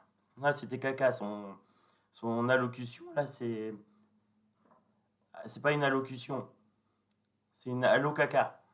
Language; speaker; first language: French; native; French